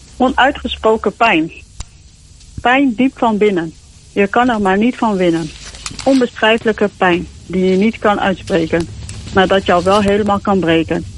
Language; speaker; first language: Dutch; early bilingual, other home language; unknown